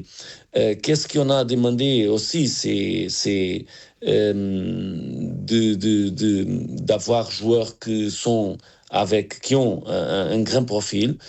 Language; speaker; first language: French; non-native, learner; Portuguese